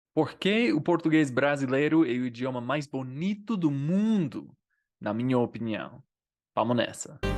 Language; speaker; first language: Portuguese; non-native, fluent; English